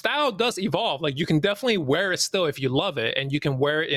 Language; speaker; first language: English; early bilingual, other home language; Cantonese